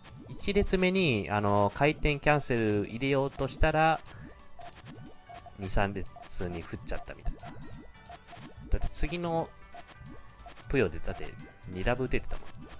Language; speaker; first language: Japanese; native; Japanese